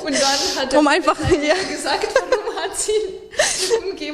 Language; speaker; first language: German; non-native, fluent; Ukrainian